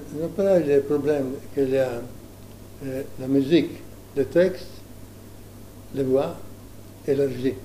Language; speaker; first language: French; non-native, learner; Italian